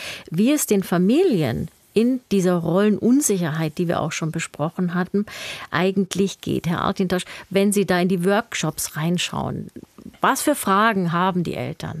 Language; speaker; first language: German; native; German